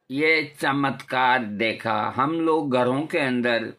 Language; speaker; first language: Hindi; non-native, local second language; Marwari